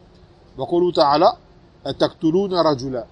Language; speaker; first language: Arabic; non-native, fluent; French